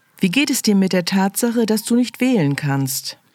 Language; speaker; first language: German; native; German